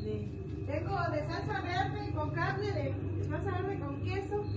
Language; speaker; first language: Spanish; native; Spanish